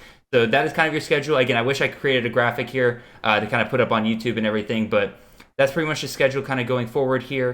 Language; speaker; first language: English; native; English